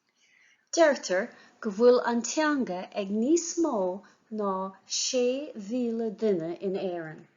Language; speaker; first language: Irish; non-native, local second language; English